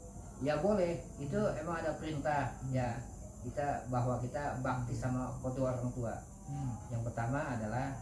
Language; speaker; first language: Indonesian; native; Indonesian